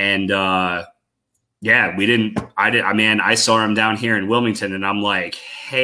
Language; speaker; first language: English; native; English